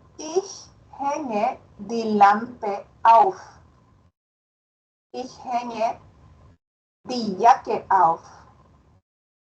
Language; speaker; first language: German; non-native, fluent; Spanish